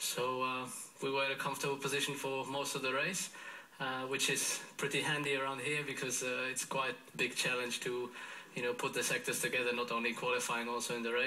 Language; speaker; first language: English; non-native, fluent; German